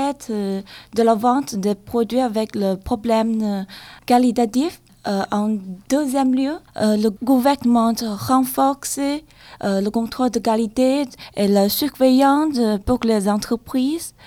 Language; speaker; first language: French; non-native, learner; Chinese